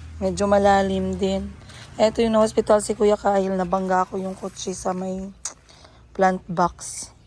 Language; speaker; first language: Filipino; non-native, local second language; Cebuano